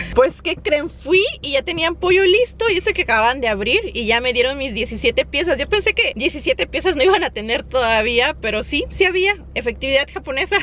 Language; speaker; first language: Spanish; native; Spanish